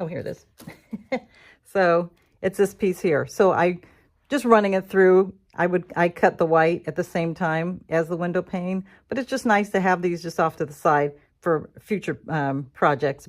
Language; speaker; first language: English; native; English